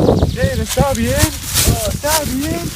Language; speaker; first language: Spanish; non-native, learner; English